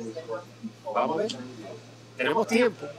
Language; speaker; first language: Spanish; early bilingual, heritage; Spanish